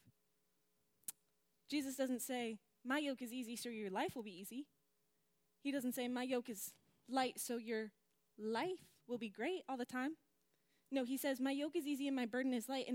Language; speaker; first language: English; native; English